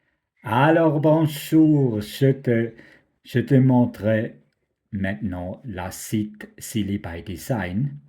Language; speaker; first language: French; non-native, fluent; German